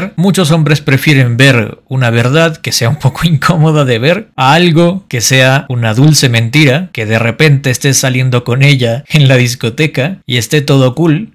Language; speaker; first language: Spanish; native; Spanish